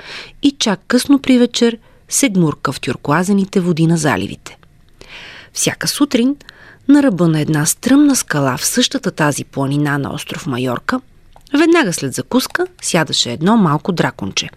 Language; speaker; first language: Bulgarian; native; Bulgarian